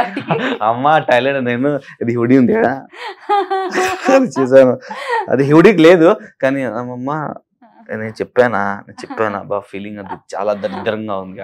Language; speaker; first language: Telugu; non-native, local second language; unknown